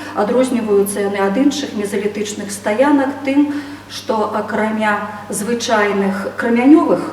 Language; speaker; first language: Belarusian; native; Belarusian